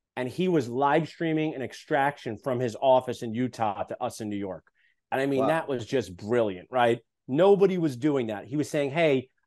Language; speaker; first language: English; native; English